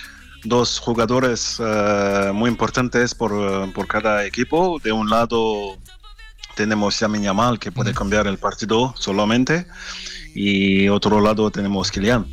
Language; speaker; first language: Spanish; non-native, fluent; French